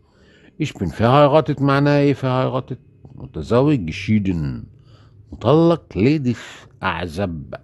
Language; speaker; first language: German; non-native, fluent; Arabic